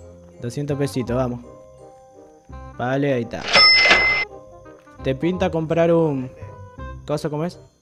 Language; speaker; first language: Spanish; native; Spanish